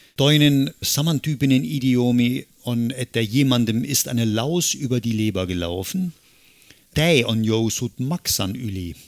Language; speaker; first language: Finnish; non-native, fluent; German